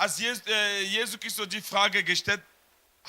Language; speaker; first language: German; non-native, fluent; French